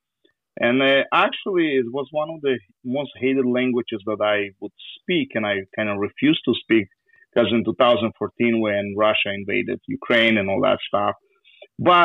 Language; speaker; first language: English; non-native, fluent; Ukrainian